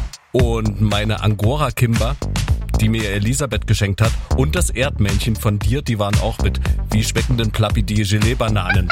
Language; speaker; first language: German; native; German